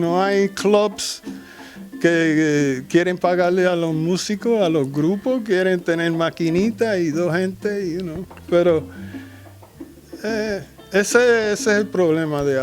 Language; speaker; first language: Spanish; early bilingual, heritage; Spanish